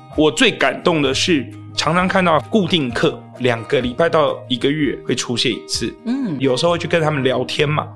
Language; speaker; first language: Chinese; native; Chinese